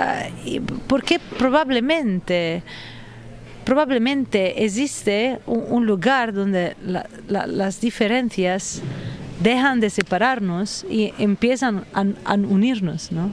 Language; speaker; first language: Spanish; non-native, fluent; Italian